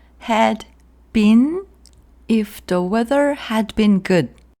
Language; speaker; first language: English; non-native, fluent; Korean